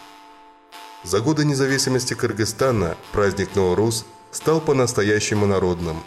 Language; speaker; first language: Russian; non-native, local second language; Kyrgyz